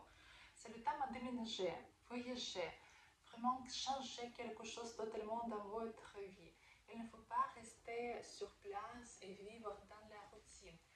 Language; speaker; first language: French; non-native, fluent; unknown